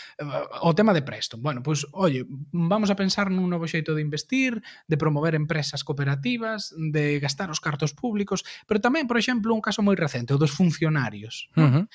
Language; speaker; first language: Galician; native; Galician